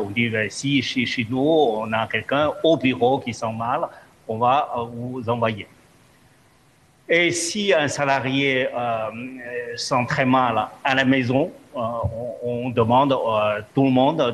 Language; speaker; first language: French; non-native, fluent; Chinese